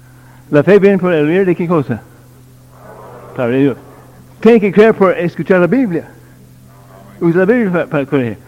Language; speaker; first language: Spanish; non-native, learner; English